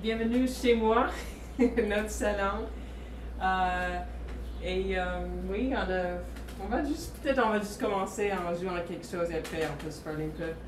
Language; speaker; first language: French; non-native, fluent; English